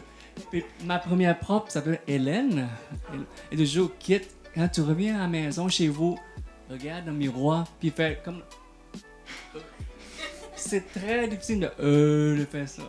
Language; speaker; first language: French; non-native, fluent; Thai